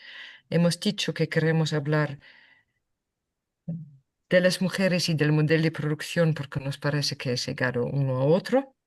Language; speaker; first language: Spanish; non-native, fluent; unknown